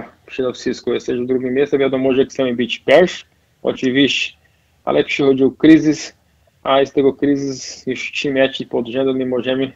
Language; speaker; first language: Polish; non-native, fluent; Portuguese